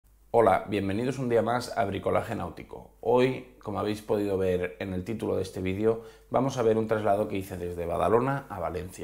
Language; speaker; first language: Spanish; native; Spanish